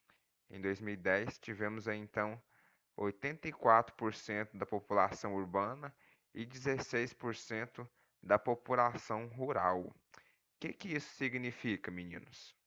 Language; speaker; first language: Portuguese; native; Portuguese